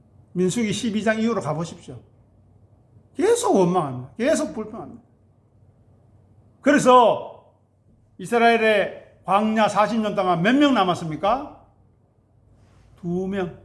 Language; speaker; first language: Korean; native; Korean